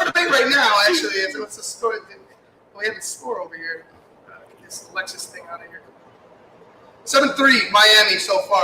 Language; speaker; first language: English; native; English